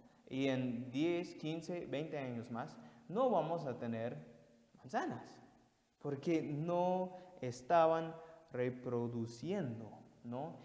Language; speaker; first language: Spanish; non-native, fluent; English